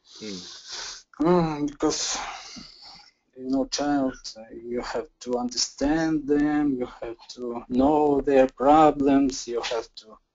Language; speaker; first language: English; non-native, learner; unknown